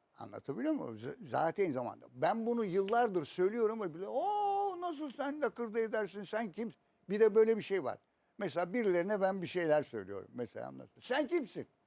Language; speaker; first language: Turkish; native; Turkish